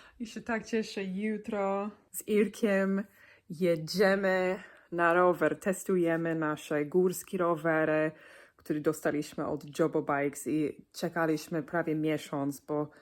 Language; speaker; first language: Polish; non-native, learner; English